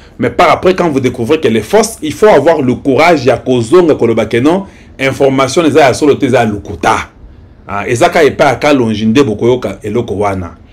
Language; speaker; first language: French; non-native, local second language; Lingala